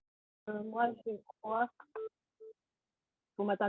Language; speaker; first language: French; non-native, learner; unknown